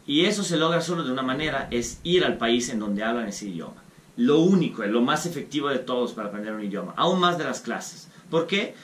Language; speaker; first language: Spanish; non-native, fluent; Italian